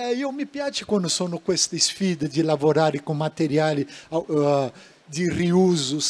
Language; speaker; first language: Italian; non-native, learner; Portuguese